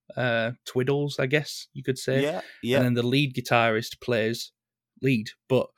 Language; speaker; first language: English; native; English